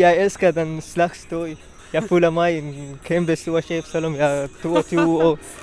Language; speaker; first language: Danish; non-native, learner; Arabic